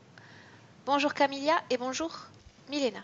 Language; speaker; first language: French; native; French